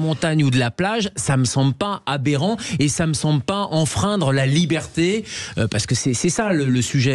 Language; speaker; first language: French; native; French